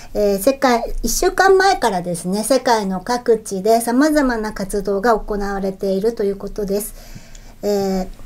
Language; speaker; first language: Japanese; native; Japanese